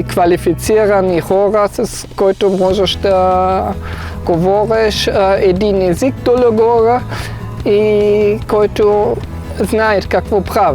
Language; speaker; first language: Bulgarian; non-native, fluent; German